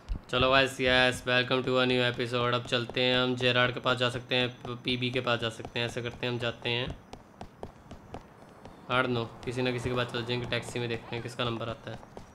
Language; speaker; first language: Hindi; native; Hindi